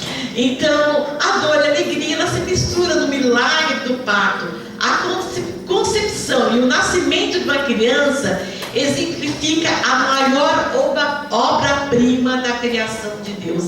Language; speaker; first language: Portuguese; native; Portuguese